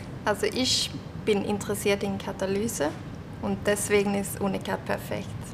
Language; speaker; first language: German; non-native, learner; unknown